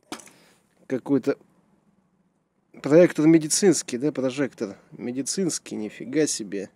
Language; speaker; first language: Russian; native; Russian